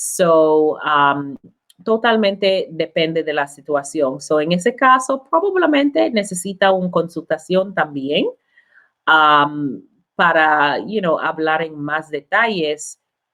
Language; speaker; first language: Spanish; non-native, learner; English